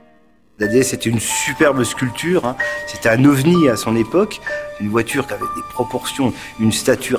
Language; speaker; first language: French; native; French